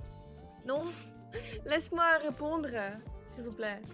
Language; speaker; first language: French; non-native, learner; English